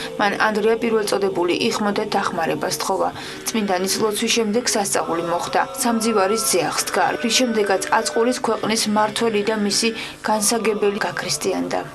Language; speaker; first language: Georgian; native; Georgian